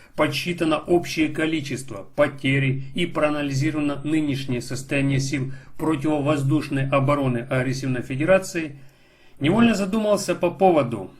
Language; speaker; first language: Russian; non-native, local second language; Ukrainian